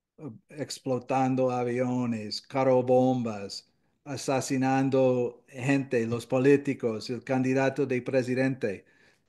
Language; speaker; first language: Spanish; non-native, fluent; English